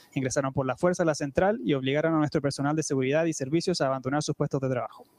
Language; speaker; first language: Spanish; native; Spanish